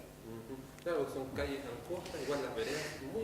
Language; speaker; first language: Spanish; native; Spanish